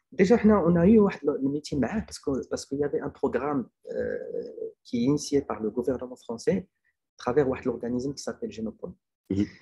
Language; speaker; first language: French; non-native, local second language; Arabic